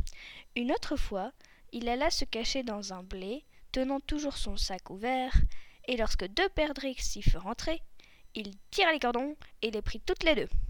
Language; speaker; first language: French; native; French